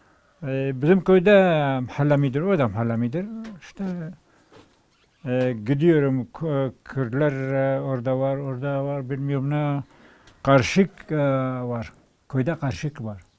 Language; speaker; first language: Turkish; non-native, local second language; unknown